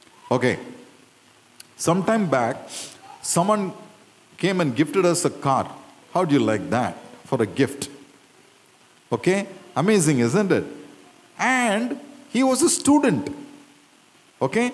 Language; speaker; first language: English; non-native, local second language; Tamil